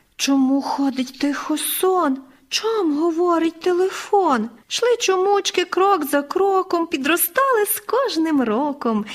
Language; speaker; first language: Ukrainian; native; Ukrainian